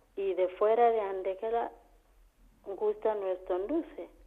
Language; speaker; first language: Spanish; non-native, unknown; Kamba